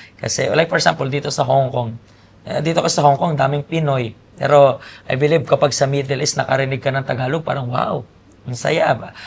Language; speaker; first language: Filipino; native; Filipino